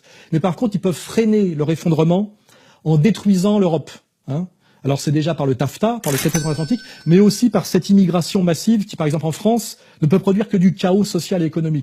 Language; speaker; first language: French; native; French